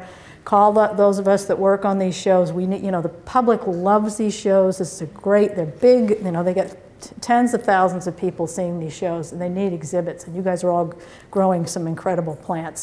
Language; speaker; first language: English; native; English